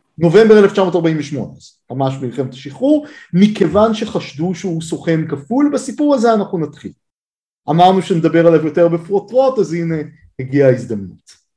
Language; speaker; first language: Hebrew; native; Hebrew